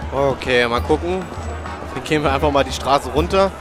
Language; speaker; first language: German; native; German